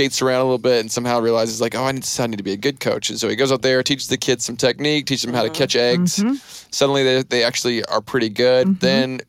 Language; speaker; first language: English; native; English